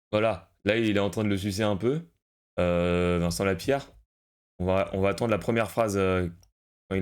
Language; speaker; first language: French; native; French